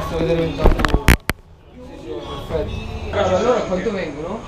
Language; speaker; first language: Italian; native; Italian